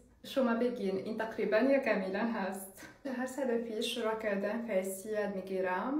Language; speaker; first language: Persian; non-native, learner; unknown